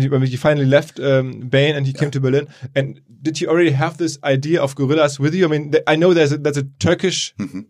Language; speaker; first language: English; non-native, fluent; German